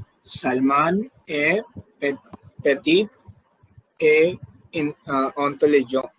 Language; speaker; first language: French; non-native, learner; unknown